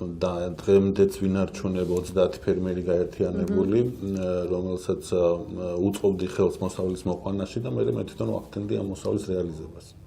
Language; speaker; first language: Georgian; native; Georgian